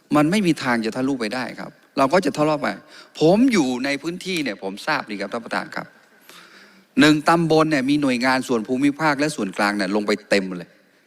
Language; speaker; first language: Thai; non-native, local second language; Karen languages